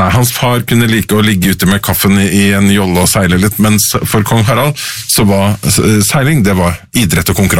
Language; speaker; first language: Norwegian; native; Norwegian